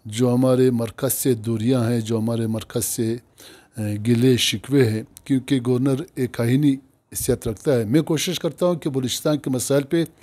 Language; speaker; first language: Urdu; non-native, local second language; Pashto